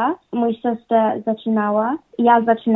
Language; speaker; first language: Polish; early bilingual, heritage; English